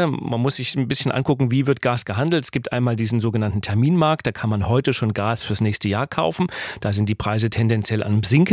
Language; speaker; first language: German; native; German